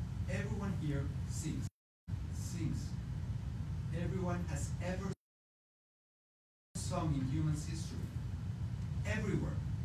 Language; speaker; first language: English; non-native, fluent; Spanish